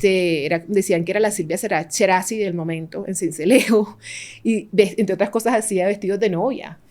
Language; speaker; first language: Spanish; native; Spanish